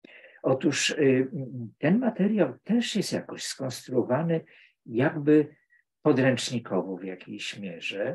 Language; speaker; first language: Polish; native; Polish